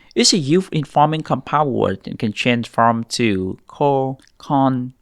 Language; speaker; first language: English; non-native, fluent; Vietnamese